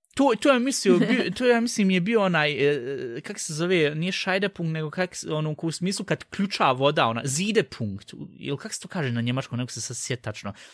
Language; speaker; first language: Bosnian; early bilingual, heritage; Bosnian